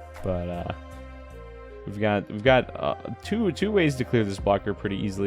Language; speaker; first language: English; native; English